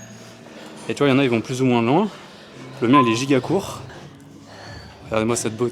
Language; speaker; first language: French; native; French